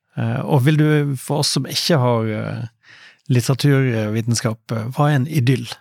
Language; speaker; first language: Norwegian; native; Norwegian